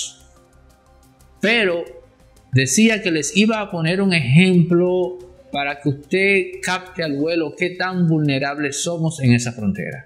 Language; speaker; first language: Spanish; native; Spanish